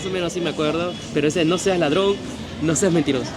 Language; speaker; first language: Spanish; native; Spanish